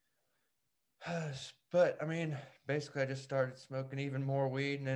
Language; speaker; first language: English; native; English